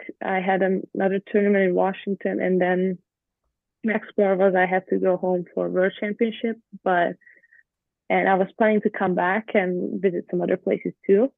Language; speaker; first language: English; non-native, fluent; Hungarian